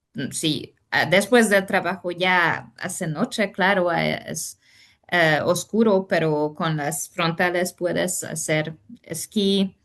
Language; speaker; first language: Spanish; non-native, fluent; Hungarian